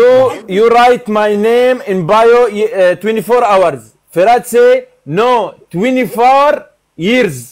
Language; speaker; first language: English; non-native, learner; Arabic